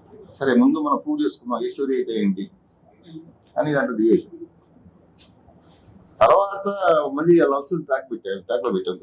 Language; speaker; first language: Telugu; native; Telugu